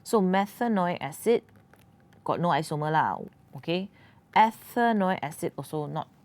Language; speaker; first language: English; non-native, local second language; Malay